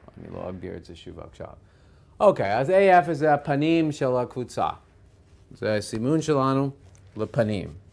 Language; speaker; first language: Hebrew; non-native, fluent; English